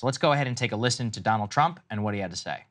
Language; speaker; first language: English; native; English